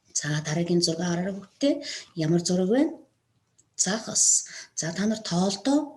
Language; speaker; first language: Mongolian; non-native, local second language; Kazakh